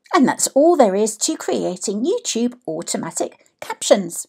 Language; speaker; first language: English; native; English